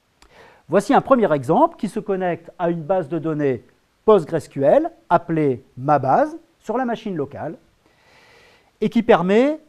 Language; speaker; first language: French; native; French